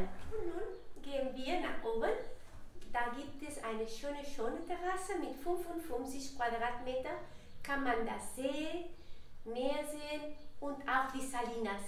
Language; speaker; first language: German; non-native, learner; Spanish